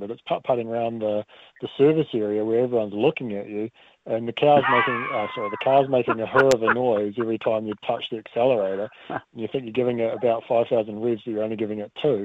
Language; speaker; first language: English; native; English